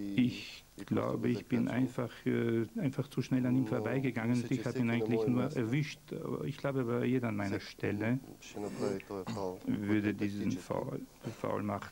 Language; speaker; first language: German; non-native, fluent; Bulgarian